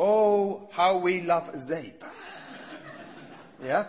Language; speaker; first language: Dutch; non-native, learner; English